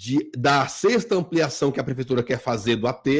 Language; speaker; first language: Portuguese; native; Portuguese